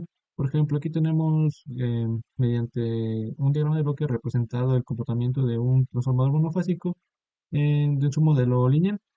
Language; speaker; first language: Spanish; native; Spanish